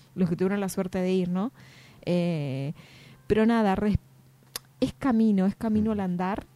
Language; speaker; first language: Spanish; native; Spanish